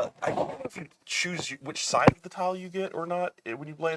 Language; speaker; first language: English; native; English